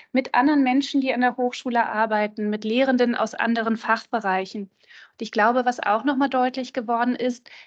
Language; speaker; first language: German; native; German